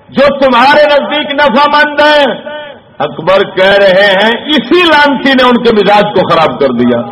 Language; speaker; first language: Urdu; non-native, local second language; Punjabi